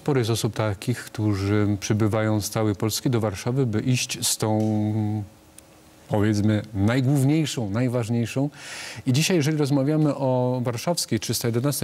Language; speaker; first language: Polish; native; Polish